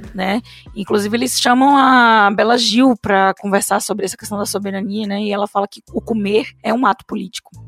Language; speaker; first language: Portuguese; native; Portuguese